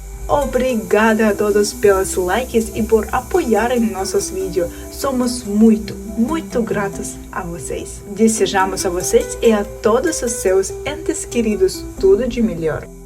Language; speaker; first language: Portuguese; non-native, fluent; Russian